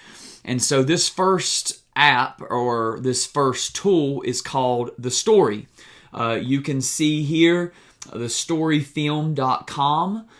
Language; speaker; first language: English; native; English